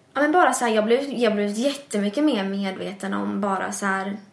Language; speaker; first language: Swedish; early bilingual, other home language; English